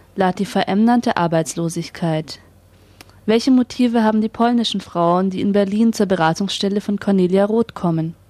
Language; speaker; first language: German; native; German